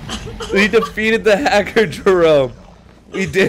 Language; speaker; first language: English; native; English